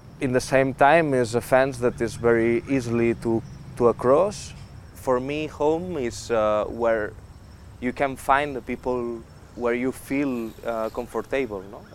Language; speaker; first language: English; non-native, fluent; Spanish